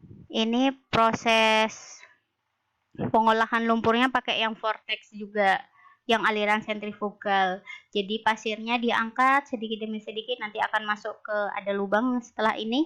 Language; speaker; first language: Indonesian; native; Indonesian